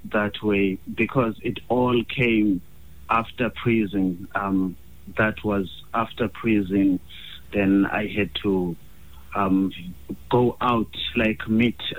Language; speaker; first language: English; non-native, local second language; Xhosa